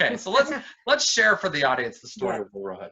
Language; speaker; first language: English; native; English